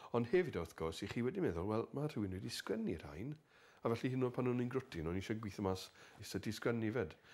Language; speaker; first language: Welsh; native; Welsh